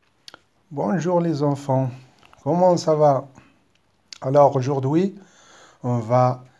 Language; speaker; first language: French; non-native, local second language; Arabic